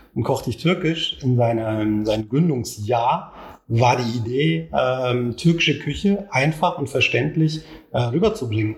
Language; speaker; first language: German; non-native, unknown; Turkish